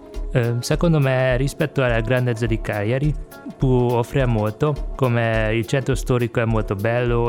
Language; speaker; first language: Italian; non-native, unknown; Hungarian